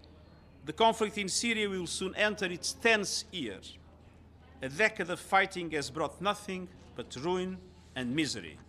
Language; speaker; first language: English; non-native, fluent; Portuguese